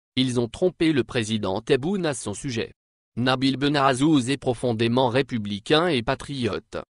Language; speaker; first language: French; non-native, local second language; Arabic